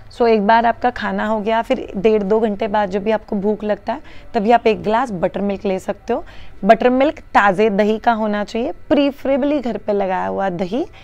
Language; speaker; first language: Hindi; native; Hindi